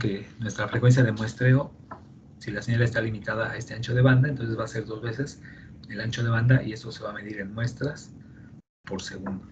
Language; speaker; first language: Spanish; native; Spanish